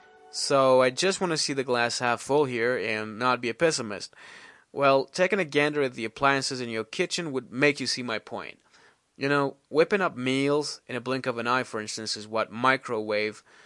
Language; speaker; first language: English; non-native, fluent; Persian